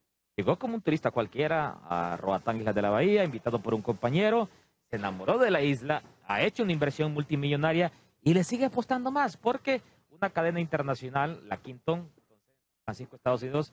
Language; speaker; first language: Spanish; native; Spanish